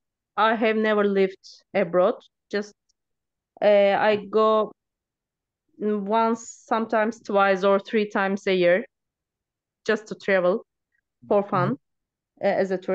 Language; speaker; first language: English; non-native, learner; Turkish